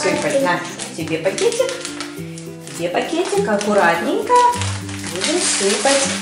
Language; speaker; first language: Russian; native; Russian